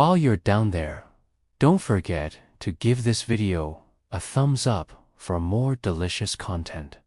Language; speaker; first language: English; native; English